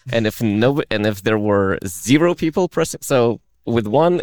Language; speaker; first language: English; early bilingual, other home language; Russian